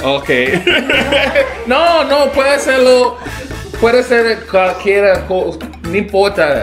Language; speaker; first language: Spanish; non-native, learner; English